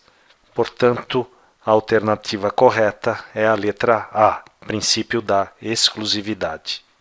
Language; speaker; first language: Portuguese; native; Portuguese